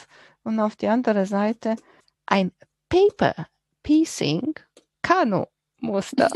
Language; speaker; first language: German; non-native, fluent; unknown